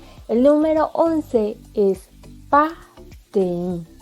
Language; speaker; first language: Spanish; non-native, local second language; Guarani